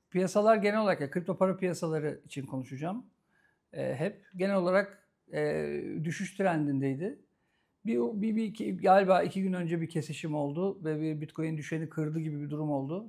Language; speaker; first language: Turkish; native; Turkish